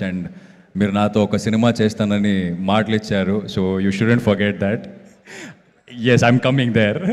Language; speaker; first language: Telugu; non-native, local second language; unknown